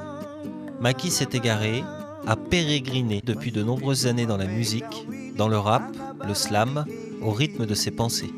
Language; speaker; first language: French; native; French